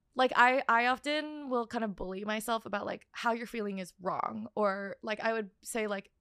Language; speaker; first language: English; native; English